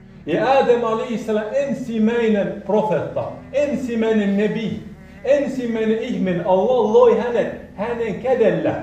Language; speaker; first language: Finnish; non-native, fluent; Arabic